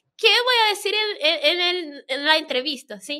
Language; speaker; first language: Spanish; non-native, fluent; Portuguese